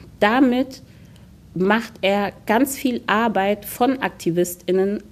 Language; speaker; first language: German; early bilingual, other home language; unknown